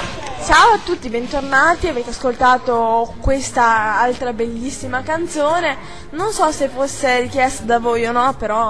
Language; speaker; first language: Italian; native; Italian